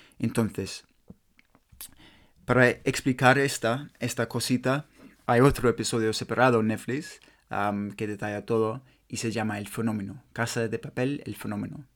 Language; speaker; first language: Spanish; non-native, learner; English